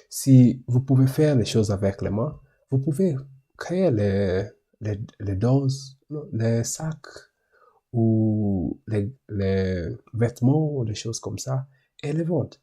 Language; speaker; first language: French; non-native, learner; English